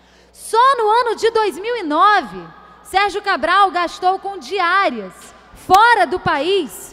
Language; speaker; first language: Portuguese; native; Portuguese